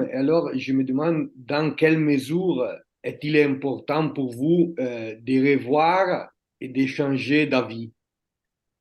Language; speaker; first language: French; non-native, fluent; Italian